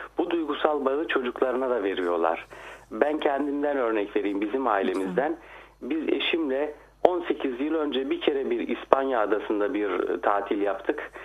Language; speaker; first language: Turkish; native; Turkish